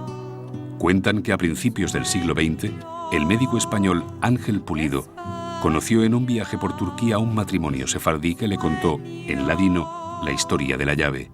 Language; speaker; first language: Spanish; native; Spanish